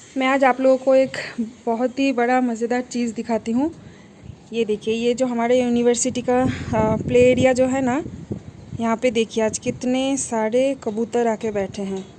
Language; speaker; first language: Hindi; non-native, local second language; Bangla